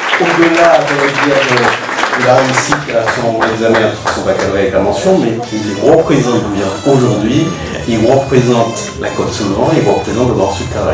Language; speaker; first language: French; native; French